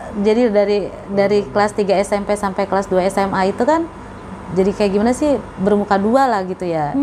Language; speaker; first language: Indonesian; native; Indonesian